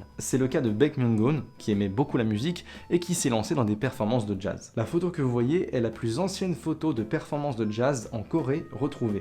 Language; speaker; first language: French; native; French